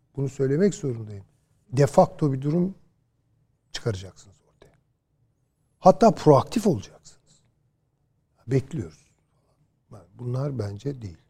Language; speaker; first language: Turkish; native; Turkish